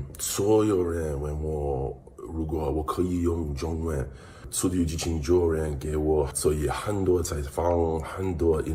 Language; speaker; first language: Chinese; non-native, learner; English